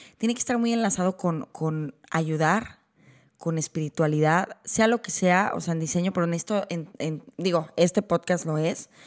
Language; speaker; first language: Spanish; native; Spanish